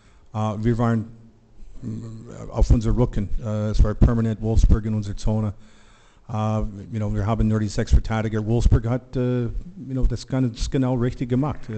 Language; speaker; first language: German; non-native, learner; English